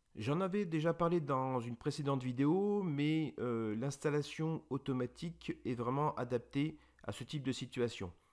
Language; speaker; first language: French; native; French